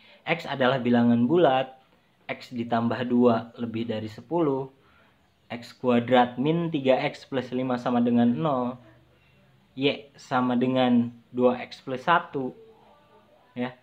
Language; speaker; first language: Indonesian; native; Indonesian